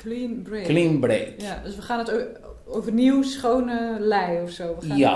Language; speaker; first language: Dutch; native; Dutch